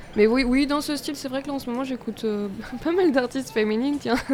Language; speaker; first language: French; native; French